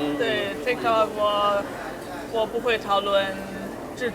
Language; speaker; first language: Chinese; non-native, fluent; German